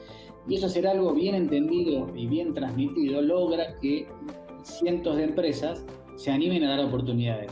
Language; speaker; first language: Spanish; native; Spanish